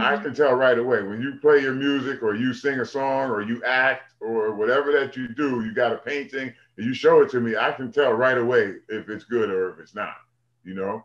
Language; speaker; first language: English; native; English